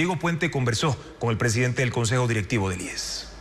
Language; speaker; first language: Spanish; native; Spanish